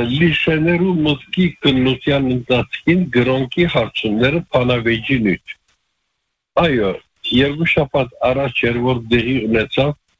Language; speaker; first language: Armenian; early bilingual, heritage; Armenian